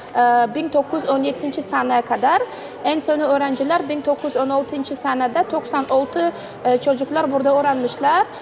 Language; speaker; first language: Turkish; non-native, learner; Uzbek